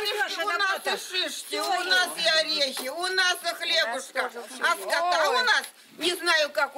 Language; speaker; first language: Russian; native; Russian